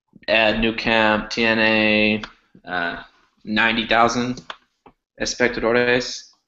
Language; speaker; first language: Spanish; non-native, learner; English